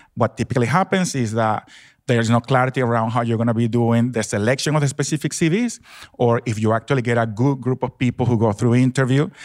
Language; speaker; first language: English; non-native, fluent; Spanish